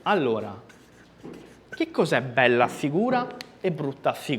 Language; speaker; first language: Italian; non-native, fluent; Portuguese